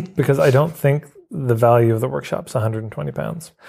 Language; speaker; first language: English; native; English